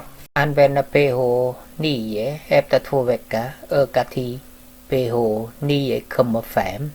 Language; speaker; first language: Swedish; non-native, learner; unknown